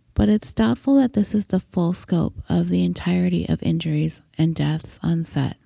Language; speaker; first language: English; native; English